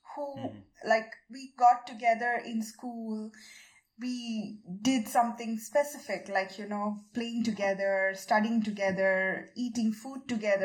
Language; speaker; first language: English; non-native, local second language; Bangla